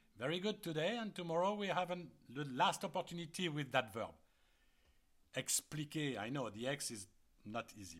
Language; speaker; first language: English; non-native, fluent; French